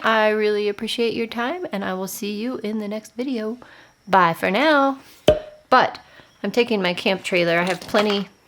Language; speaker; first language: English; native; English